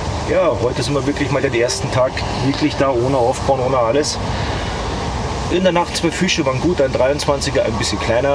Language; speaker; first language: German; native; German